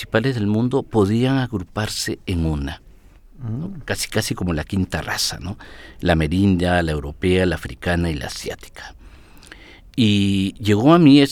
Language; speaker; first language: Spanish; native; Spanish